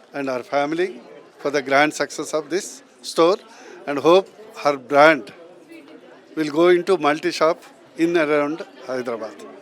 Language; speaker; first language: English; non-native, local second language; Telugu